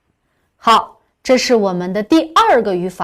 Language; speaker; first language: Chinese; non-native, local second language; Uyghur